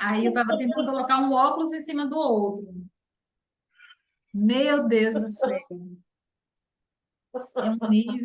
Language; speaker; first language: Portuguese; native; Portuguese